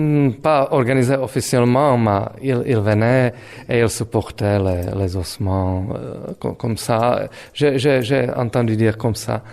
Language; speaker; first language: French; non-native, fluent; Czech